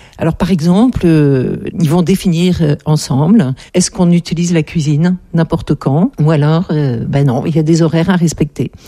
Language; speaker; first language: French; native; French